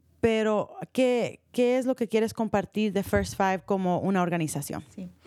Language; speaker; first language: Spanish; early bilingual, heritage; Spanish